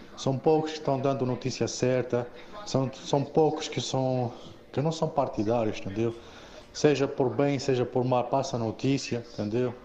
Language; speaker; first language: Portuguese; non-native, fluent; French